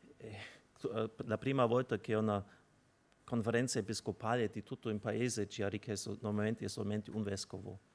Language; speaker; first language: Italian; non-native, fluent; German